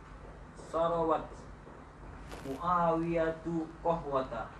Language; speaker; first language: Arabic; non-native, learner; Indonesian